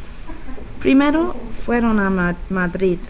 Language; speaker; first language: Spanish; non-native, learner; English